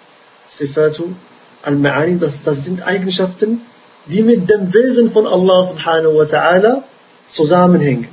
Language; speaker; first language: German; non-native, fluent; Arabic